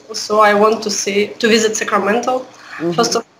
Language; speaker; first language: English; non-native, learner; Russian